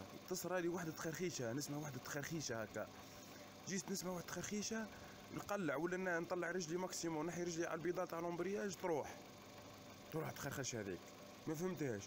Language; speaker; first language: Arabic; native; Arabic